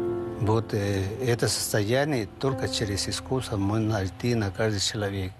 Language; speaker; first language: Russian; non-native, learner; Spanish